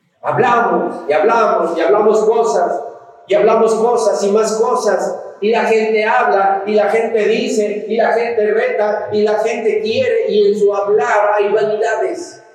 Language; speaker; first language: Spanish; native; Spanish